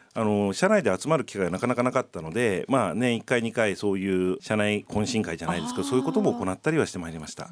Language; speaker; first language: Japanese; native; Japanese